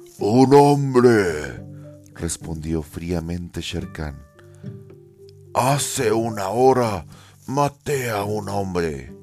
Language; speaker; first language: Spanish; native; Spanish